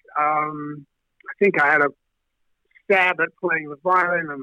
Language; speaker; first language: English; native; English